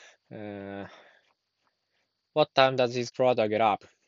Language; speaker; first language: English; non-native, learner; Japanese